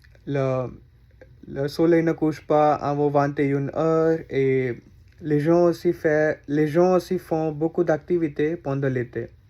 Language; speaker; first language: French; non-native, learner; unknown